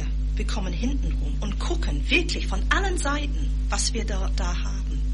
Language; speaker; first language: German; non-native, fluent; English